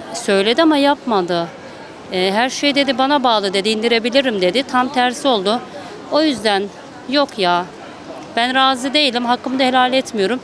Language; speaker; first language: Turkish; native; Turkish